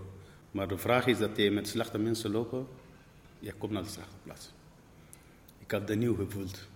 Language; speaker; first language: Dutch; non-native, learner; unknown